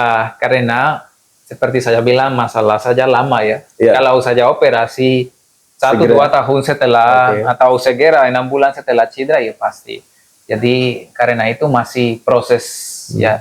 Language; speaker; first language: Indonesian; non-native, fluent; Spanish